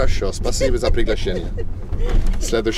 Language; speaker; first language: Russian; non-native, learner; English